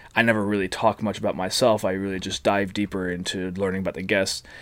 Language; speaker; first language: English; native; English